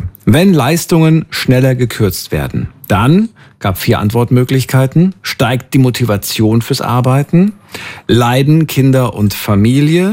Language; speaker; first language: German; native; German